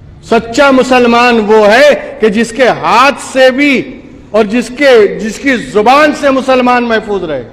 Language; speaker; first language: Urdu; native; Urdu